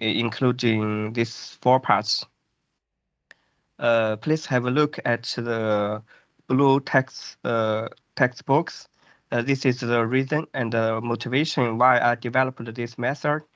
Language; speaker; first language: English; non-native, fluent; Chinese